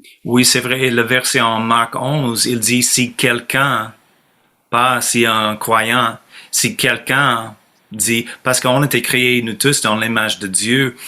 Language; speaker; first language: French; non-native, fluent; English